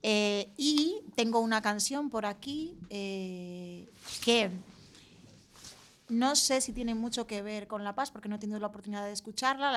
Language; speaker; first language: Spanish; native; Spanish